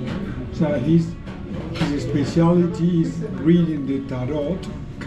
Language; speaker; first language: English; non-native, fluent; Spanish